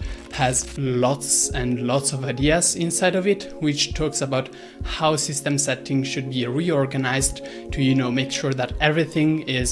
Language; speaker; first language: English; non-native, fluent; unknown